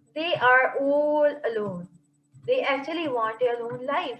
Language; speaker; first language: English; non-native, local second language; Urdu